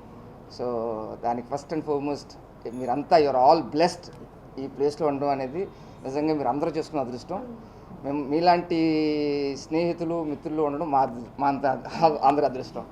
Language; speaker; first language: Telugu; native; Telugu